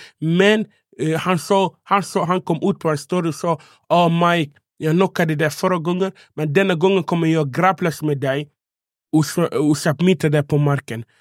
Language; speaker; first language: Swedish; non-native, fluent; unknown